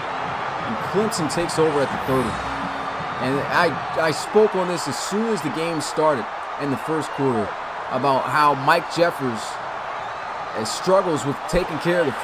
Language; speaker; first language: English; native; English